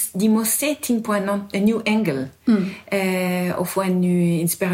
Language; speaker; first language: Norwegian; non-native, fluent; French